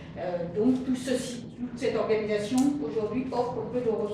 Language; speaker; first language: French; native; French